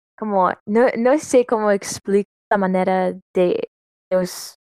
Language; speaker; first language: Spanish; non-native, learner; English